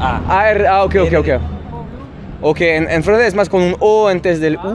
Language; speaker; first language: Spanish; non-native, learner; French